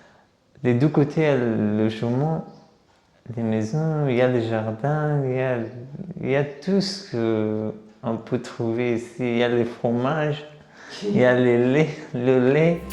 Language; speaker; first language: French; non-native, learner; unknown